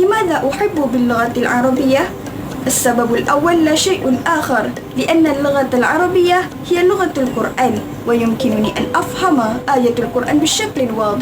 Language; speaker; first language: Arabic; non-native, learner; Malay